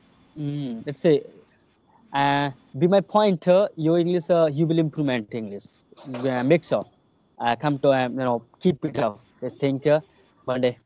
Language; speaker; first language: English; non-native, learner; Hindi